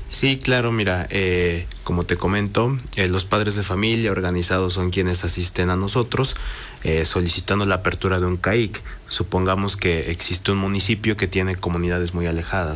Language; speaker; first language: Spanish; native; Spanish